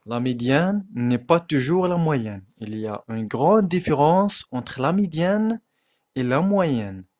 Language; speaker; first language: French; non-native, local second language; Arabic